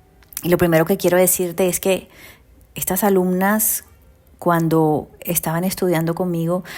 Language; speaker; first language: Spanish; native; Spanish